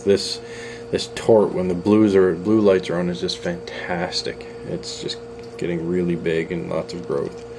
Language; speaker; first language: English; native; English